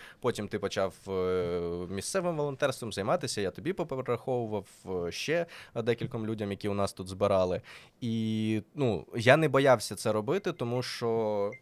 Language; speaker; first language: Ukrainian; non-native, local second language; Russian